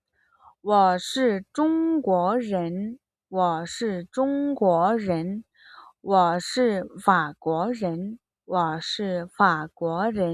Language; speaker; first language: Chinese; non-native, fluent; Mongolian